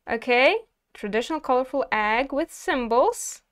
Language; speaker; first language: English; non-native, fluent; Ukrainian